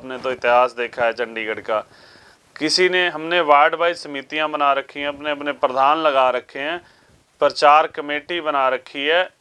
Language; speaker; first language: Hindi; non-native, local second language; Punjabi